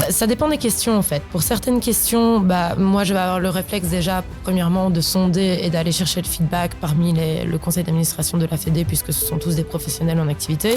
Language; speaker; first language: French; early bilingual, other home language; Polish